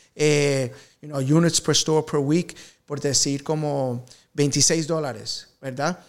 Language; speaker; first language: Spanish; early bilingual, heritage; Spanish